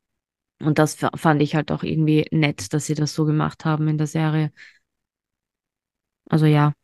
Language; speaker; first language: German; native; German